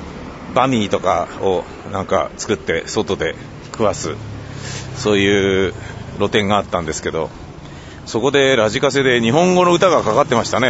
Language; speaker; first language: Japanese; native; Japanese